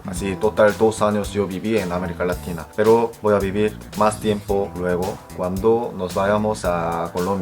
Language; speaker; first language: Spanish; non-native, fluent; Korean